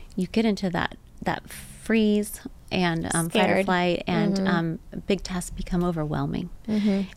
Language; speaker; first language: English; native; English